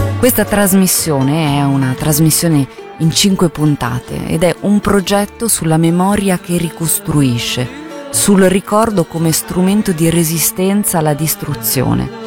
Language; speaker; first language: Italian; native; Italian